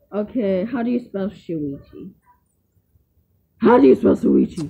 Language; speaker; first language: English; native; English